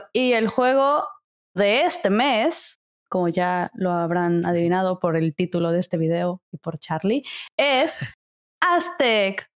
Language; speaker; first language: Spanish; native; Spanish